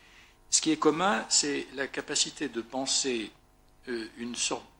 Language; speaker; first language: French; native; French